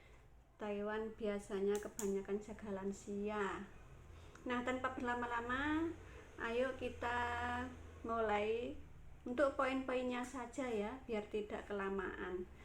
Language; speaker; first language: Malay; non-native, local second language; Javanese